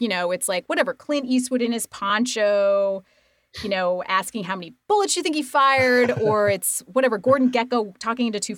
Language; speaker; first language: English; native; English